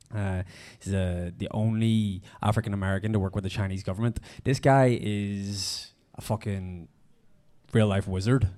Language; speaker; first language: English; native; English